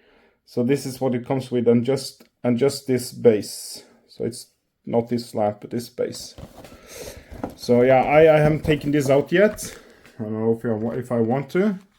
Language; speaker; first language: English; non-native, fluent; Norwegian